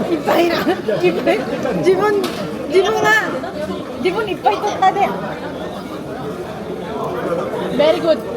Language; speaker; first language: Japanese; non-native, fluent; Filipino